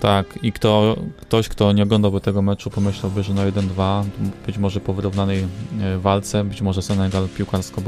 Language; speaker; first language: Polish; native; Polish